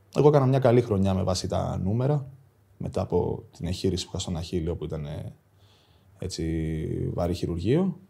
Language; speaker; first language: Greek; native; Greek